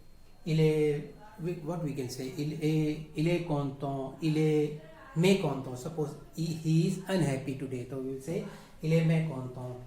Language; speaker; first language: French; non-native, fluent; Hindi